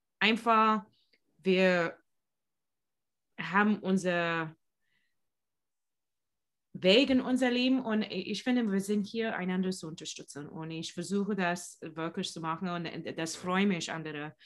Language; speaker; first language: German; non-native, learner; English